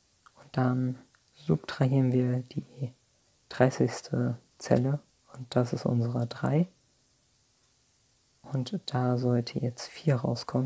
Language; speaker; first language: German; native; German